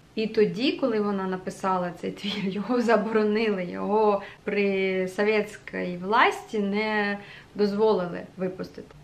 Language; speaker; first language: Ukrainian; non-native, local second language; Russian